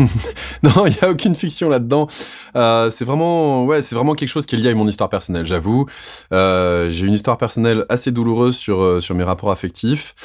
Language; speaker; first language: French; native; French